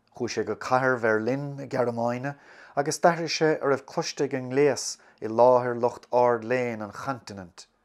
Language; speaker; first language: Irish; native; Irish